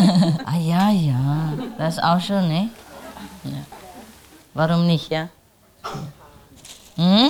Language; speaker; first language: German; non-native, learner; Vietnamese